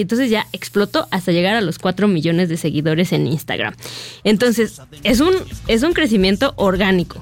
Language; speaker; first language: Spanish; native; Spanish